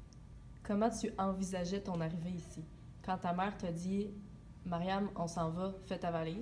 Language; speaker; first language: French; native; French